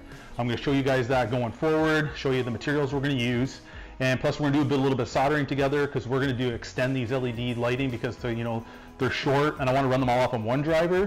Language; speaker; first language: English; native; English